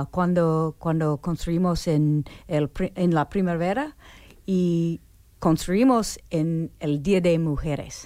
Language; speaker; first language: Spanish; non-native, learner; English